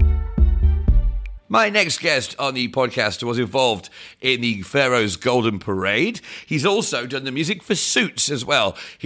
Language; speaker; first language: English; native; English